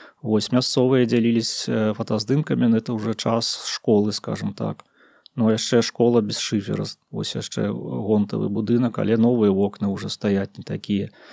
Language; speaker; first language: Belarusian; native; Belarusian